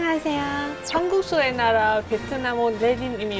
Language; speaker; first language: Korean; non-native, fluent; Vietnamese